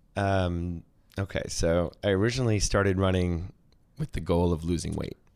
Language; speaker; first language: English; native; English